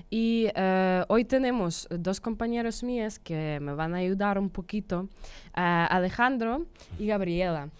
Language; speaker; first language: Spanish; non-native, fluent; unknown